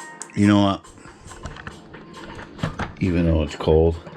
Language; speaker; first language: English; native; English